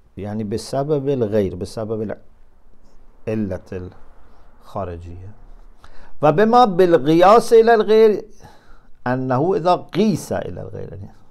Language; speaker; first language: Arabic; non-native, fluent; Persian